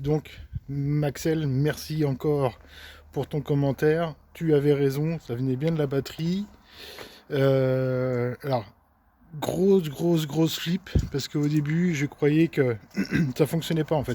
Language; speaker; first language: French; native; French